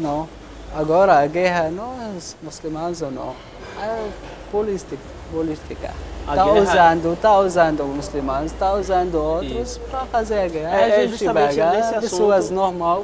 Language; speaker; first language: Portuguese; non-native, local second language; Arabic